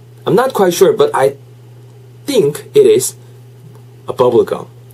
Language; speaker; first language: English; non-native, fluent; Korean